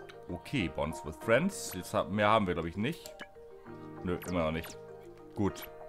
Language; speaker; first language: German; native; German